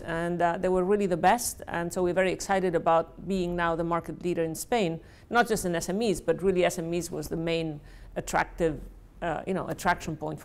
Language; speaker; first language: English; non-native, fluent; Spanish